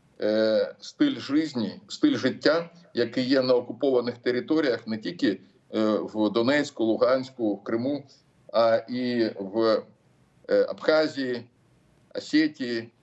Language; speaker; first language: Ukrainian; non-native, local second language; Russian